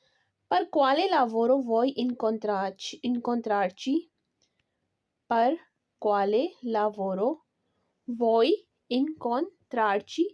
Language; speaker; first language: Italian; non-native, learner; Urdu